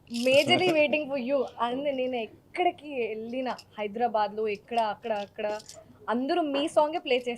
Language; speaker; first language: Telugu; non-native, learner; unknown